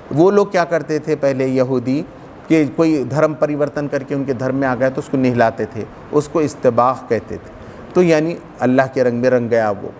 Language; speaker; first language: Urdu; native; Urdu